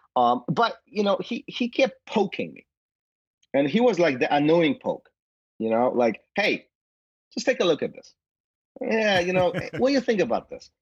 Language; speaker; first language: English; non-native, fluent; Polish